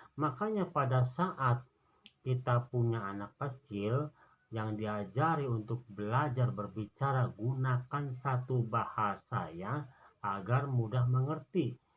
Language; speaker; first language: Indonesian; non-native, local second language; Sundanese